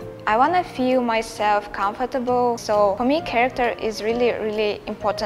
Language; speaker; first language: English; non-native, fluent; Russian